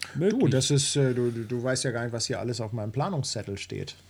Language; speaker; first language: German; native; German